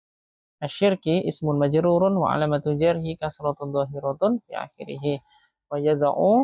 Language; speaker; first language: Arabic; non-native, fluent; Indonesian